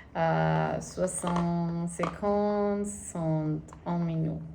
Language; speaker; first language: French; non-native, learner; Spanish